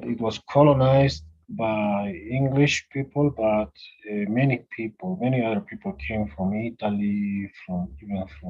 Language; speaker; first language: English; non-native, fluent; Spanish